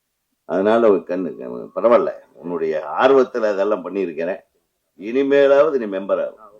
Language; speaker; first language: Tamil; native; Tamil